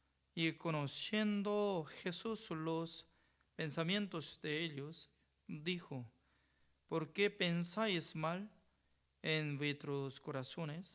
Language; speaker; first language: Spanish; non-native, fluent; Korean